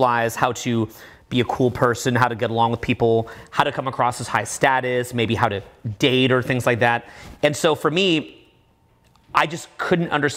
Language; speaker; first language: English; native; English